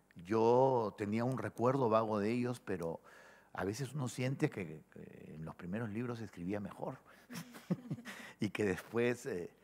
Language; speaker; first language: Spanish; native; Spanish